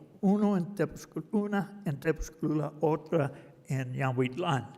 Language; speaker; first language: Spanish; non-native, fluent; English